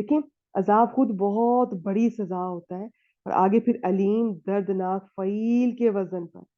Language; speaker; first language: Urdu; native; Urdu